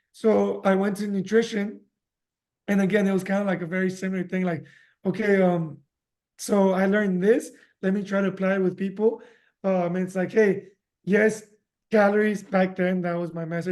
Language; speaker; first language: English; early bilingual, other home language; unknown